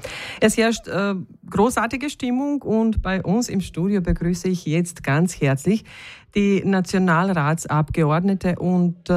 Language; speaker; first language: German; native; German